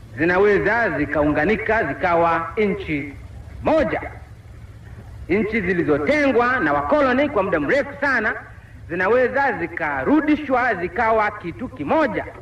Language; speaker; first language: Swahili; non-native, local second language; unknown